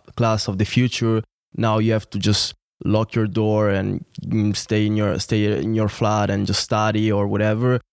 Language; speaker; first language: English; non-native, fluent; Italian